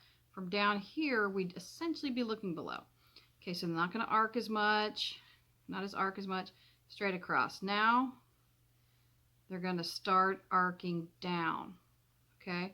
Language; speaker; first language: English; native; English